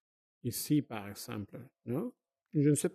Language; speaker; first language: French; non-native, fluent; Spanish